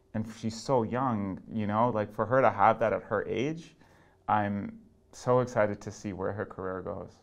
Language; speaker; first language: English; non-native, local second language; Urdu